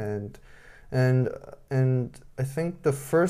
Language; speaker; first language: English; non-native, fluent; Japanese